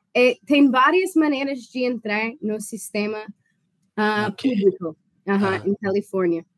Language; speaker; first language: Portuguese; non-native, fluent; English